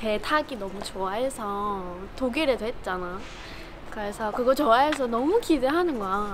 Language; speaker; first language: Korean; non-native, learner; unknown